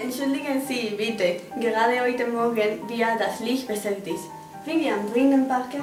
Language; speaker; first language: German; non-native, learner; Spanish